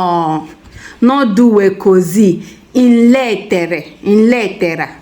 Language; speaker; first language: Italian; non-native, fluent; English